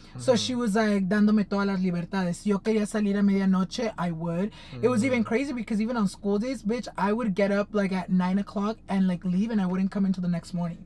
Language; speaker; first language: English; early bilingual, other home language; Spanish